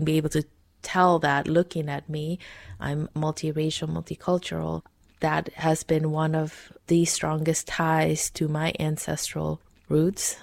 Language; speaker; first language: English; non-native, fluent; Dutch